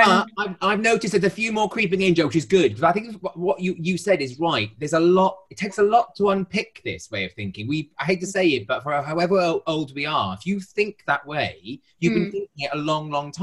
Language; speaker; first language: English; native; English